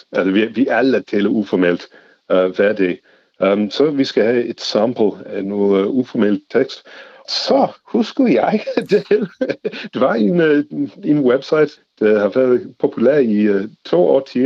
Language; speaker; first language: Danish; non-native, fluent; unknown